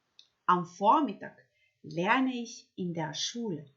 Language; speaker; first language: German; non-native, fluent; Macedonian